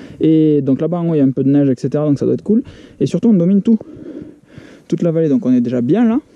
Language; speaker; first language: French; native; French